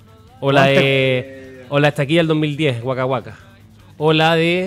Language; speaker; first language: Spanish; native; Spanish